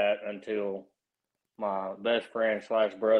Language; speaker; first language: English; early bilingual, other home language; Spanish